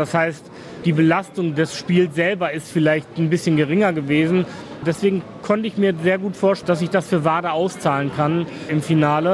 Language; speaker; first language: German; native; German